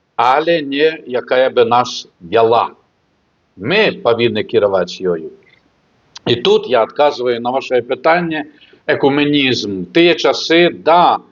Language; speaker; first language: Belarusian; native; Belarusian